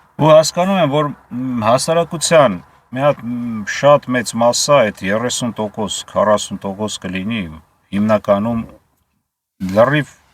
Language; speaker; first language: Armenian; native; Armenian